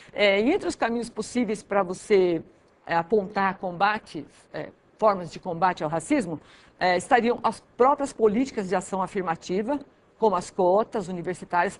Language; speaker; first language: Portuguese; native; Portuguese